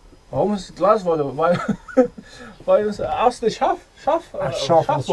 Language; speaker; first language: German; non-native, learner; Mongolian